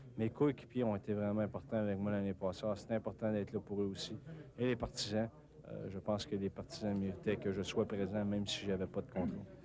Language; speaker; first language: French; native; French